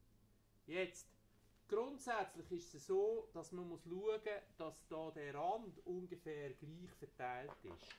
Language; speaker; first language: German; native; German